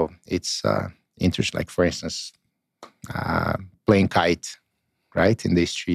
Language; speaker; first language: English; non-native, fluent; Portuguese